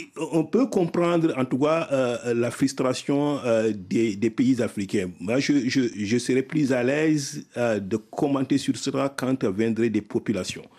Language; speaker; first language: French; non-native, local second language; Soninke